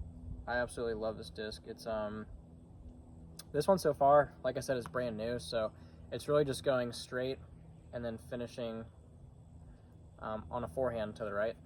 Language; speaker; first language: English; native; English